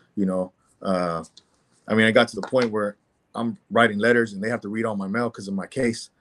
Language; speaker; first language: English; native; English